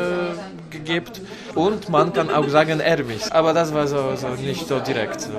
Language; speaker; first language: German; non-native, learner; Polish